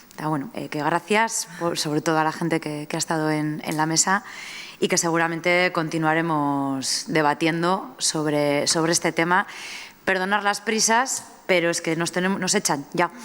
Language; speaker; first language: Spanish; native; Spanish